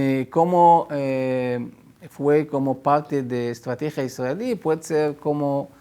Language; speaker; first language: Spanish; non-native, fluent; Hebrew